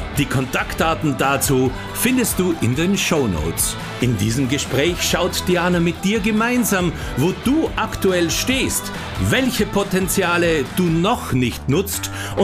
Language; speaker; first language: German; native; German